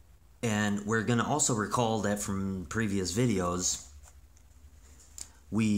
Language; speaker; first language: English; native; English